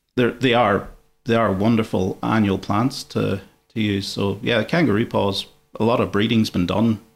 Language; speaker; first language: English; native; English